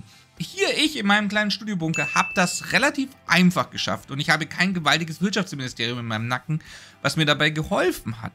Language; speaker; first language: German; native; German